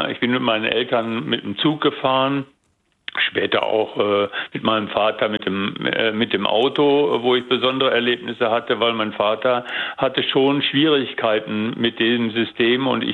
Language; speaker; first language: German; native; German